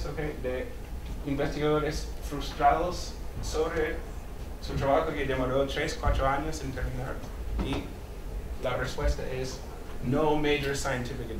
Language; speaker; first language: Spanish; non-native, fluent; English